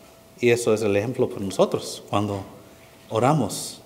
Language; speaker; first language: Spanish; non-native, fluent; English